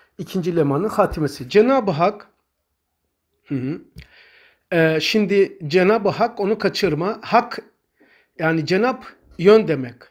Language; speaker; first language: Turkish; native; Turkish